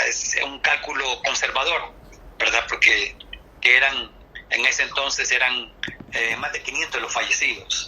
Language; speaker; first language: Spanish; native; Spanish